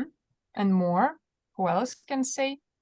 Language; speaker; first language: English; non-native, fluent; Russian